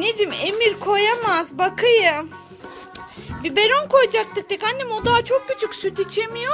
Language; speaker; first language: Turkish; native; Turkish